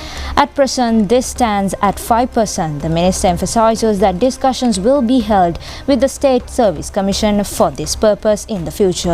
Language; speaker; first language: English; non-native, local second language; Sinhala